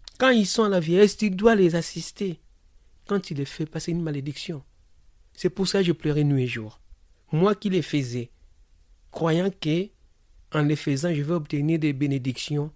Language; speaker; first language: French; non-native, local second language; Lingala